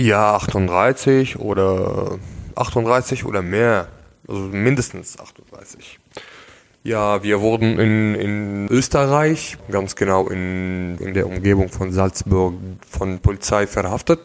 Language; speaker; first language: German; non-native, local second language; Arabic